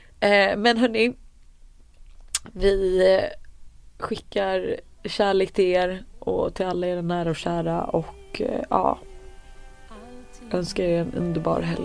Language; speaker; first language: Swedish; native; Swedish